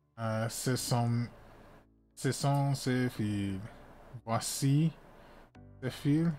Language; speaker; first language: French; non-native, learner; English